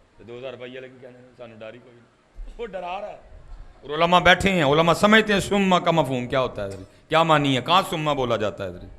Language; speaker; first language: Urdu; non-native, local second language; Punjabi